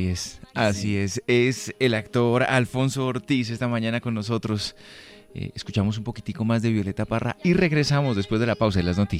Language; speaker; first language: Spanish; native; Spanish